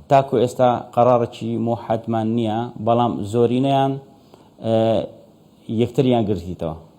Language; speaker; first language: Central Kurdish; non-native, local second language; Syriac